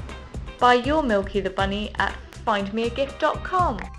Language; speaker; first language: English; native; English